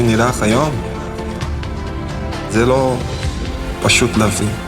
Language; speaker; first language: Hebrew; non-native, learner; Portuguese